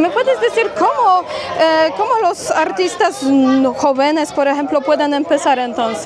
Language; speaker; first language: Spanish; non-native, fluent; Polish